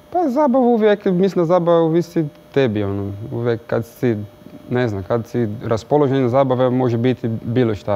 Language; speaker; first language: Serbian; non-native, learner; Portuguese